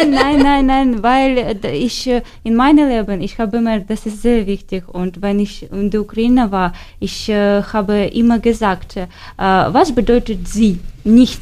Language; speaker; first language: German; non-native, learner; Ukrainian